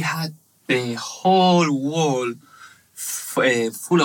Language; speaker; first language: English; non-native, fluent; Spanish